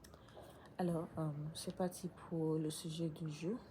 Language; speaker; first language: French; non-native, learner; English